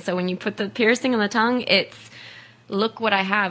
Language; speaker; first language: English; early bilingual, other home language; Spanish